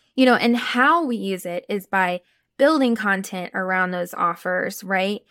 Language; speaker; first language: English; native; English